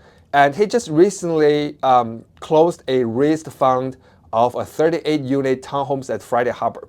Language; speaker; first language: English; non-native, fluent; Chinese